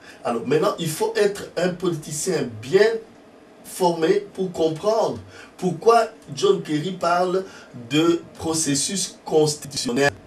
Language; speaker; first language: French; non-native, local second language; Lingala